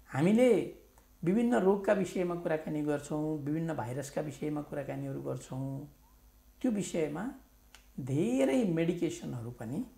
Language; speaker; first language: Nepali; native; Nepali